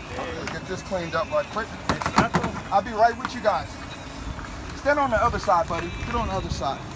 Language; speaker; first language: English; native; English